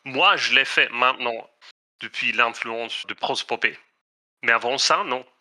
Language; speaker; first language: French; non-native, fluent; Swedish